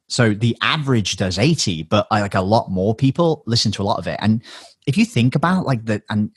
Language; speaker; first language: English; native; English